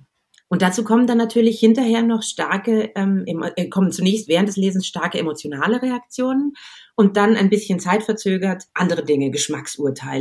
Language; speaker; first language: German; native; German